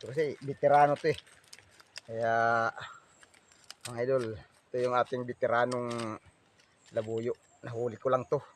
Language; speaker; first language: Filipino; non-native, local second language; Waray